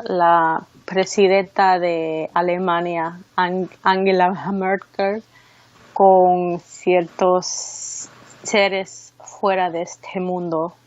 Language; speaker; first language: Spanish; early bilingual, heritage; Spanish